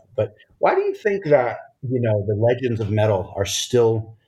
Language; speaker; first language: English; native; English